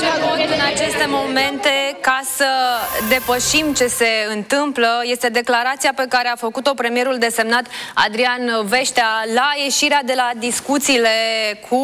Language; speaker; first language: Romanian; native; Romanian